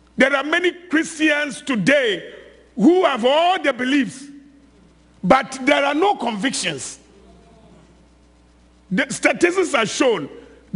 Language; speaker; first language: English; non-native, local second language; Akan